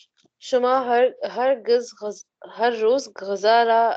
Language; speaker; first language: Persian; non-native, learner; Urdu